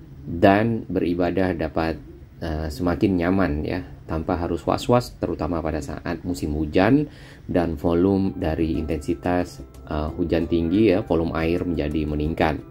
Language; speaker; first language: Indonesian; native; Indonesian